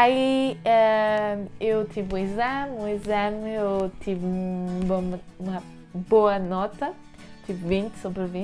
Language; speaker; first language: Portuguese; early bilingual, heritage; French